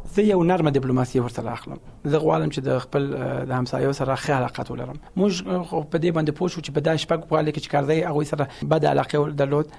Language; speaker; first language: Pashto; non-native, local second language; Persian